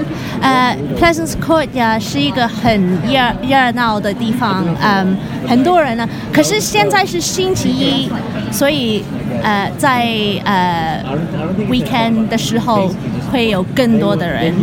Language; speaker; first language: Chinese; non-native, local second language; Cantonese